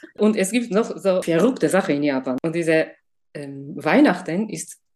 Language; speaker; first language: German; non-native, fluent; Japanese